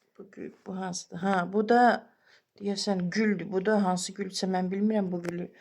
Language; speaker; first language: Azerbaijani; non-native, local second language; Lezghian